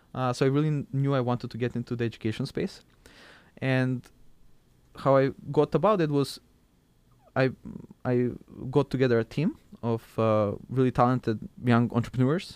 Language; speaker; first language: English; non-native, fluent; Macedonian